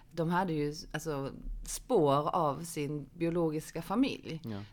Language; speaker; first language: Swedish; early bilingual, other home language; Korean